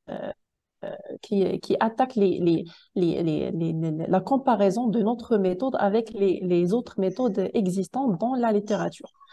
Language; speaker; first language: French; non-native, local second language; Arabic